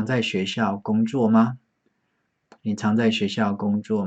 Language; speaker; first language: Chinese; non-native, fluent; English